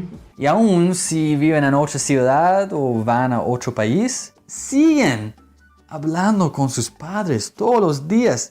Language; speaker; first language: Spanish; non-native, fluent; English